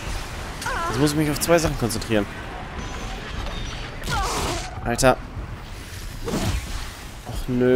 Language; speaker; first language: German; native; German